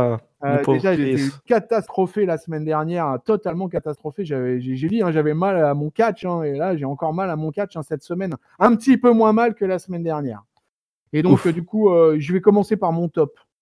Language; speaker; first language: French; native; French